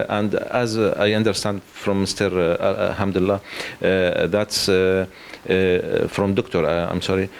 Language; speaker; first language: English; non-native, learner; Arabic